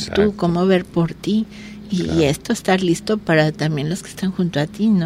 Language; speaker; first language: Spanish; native; Spanish